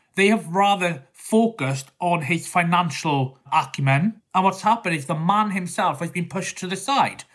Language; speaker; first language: English; native; English